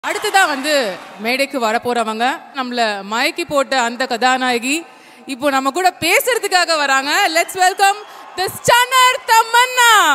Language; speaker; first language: Tamil; native; Tamil